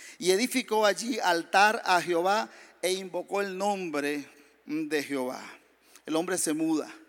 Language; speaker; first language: Spanish; native; Spanish